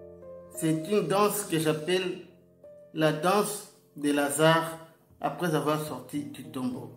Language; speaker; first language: French; non-native, local second language; Lingala